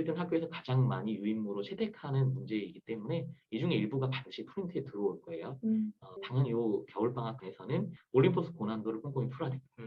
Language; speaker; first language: Korean; native; Korean